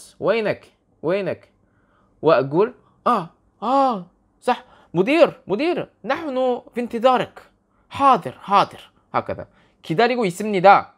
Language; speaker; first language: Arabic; non-native, fluent; Korean